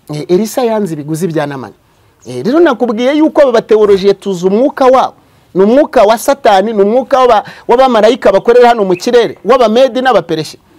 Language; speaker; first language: Kinyarwanda; native; Kinyarwanda